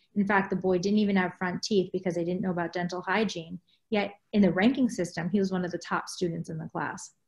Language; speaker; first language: English; native; English